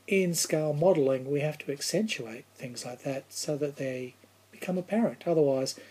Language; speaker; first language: English; native; English